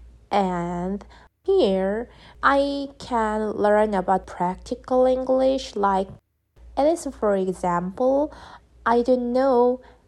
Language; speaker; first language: English; non-native, learner; Korean